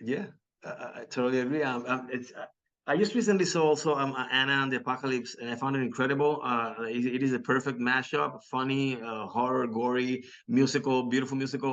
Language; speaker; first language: English; non-native, local second language; Spanish